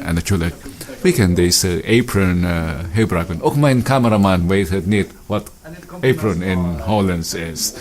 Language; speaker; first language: Dutch; non-native, fluent; Filipino